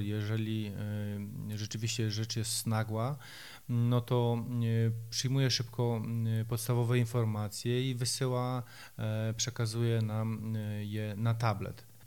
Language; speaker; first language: Polish; native; Polish